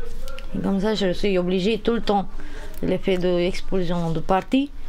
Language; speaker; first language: French; non-native, learner; Romanian